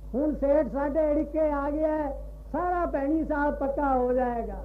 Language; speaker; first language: Hindi; non-native, local second language; Punjabi